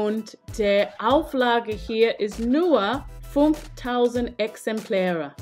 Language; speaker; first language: German; non-native, fluent; English